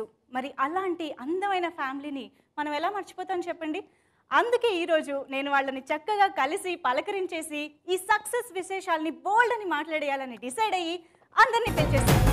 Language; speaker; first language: Telugu; native; Telugu